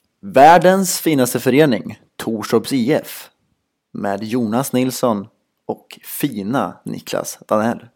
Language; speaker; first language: Swedish; native; Swedish